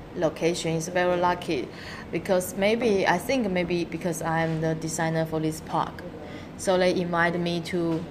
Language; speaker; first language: English; non-native, learner; Chinese